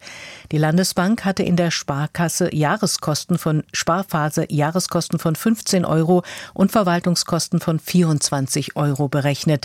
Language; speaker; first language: German; native; German